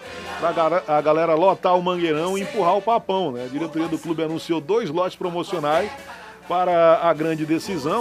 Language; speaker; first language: Portuguese; native; Portuguese